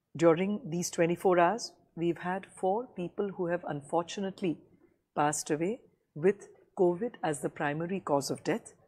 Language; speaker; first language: English; non-native, local second language; Gujarati